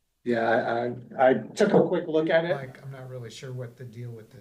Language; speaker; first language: English; native; English